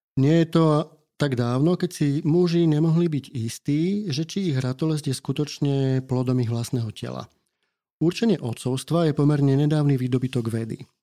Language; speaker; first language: Slovak; native; Slovak